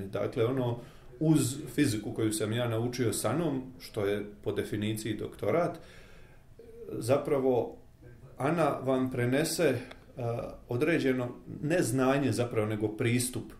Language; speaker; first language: Serbian; native; Serbian